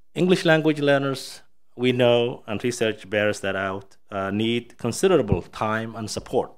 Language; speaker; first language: English; non-native, fluent; Somali